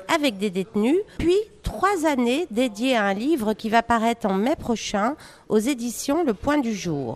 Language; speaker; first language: French; native; French